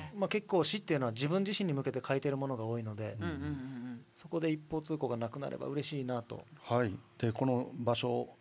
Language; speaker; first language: Japanese; native; Japanese